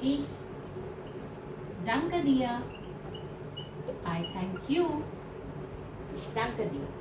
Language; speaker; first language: German; non-native, fluent; Hindi